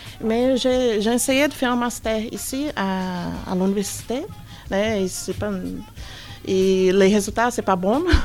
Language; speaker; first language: French; non-native, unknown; Portuguese